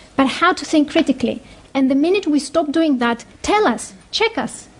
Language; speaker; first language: English; non-native, fluent; Greek